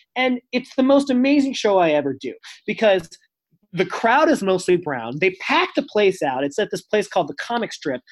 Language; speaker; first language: English; native; English